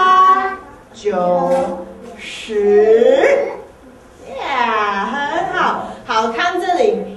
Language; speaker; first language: Chinese; non-native, fluent; English